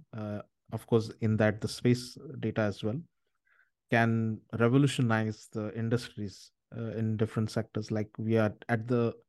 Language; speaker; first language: English; non-native, local second language; Marathi